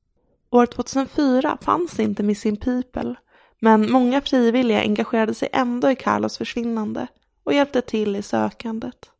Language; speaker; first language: Swedish; native; Swedish